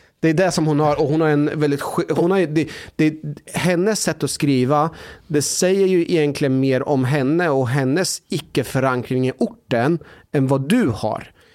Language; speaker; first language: Swedish; early bilingual, other home language; Persian